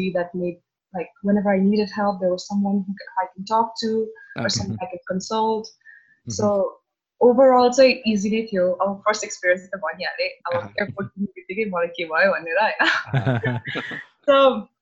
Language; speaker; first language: English; non-native, local second language; Nepali